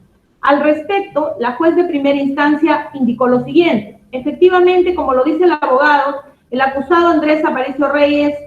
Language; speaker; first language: Spanish; native; Spanish